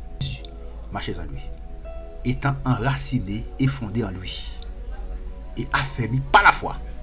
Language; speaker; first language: French; non-native, local second language; Haitian Creole